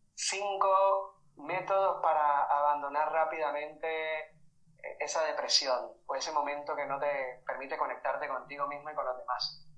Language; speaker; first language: Spanish; native; Spanish